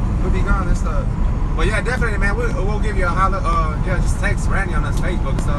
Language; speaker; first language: English; early bilingual, other home language; Spanish